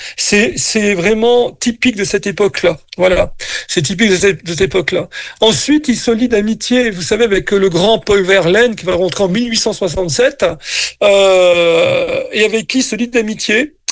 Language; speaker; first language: French; native; French